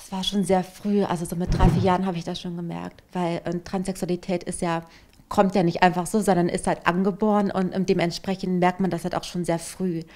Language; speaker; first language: German; native; German